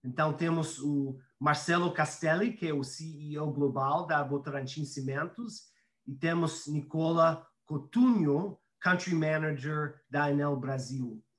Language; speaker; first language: Portuguese; non-native, fluent; English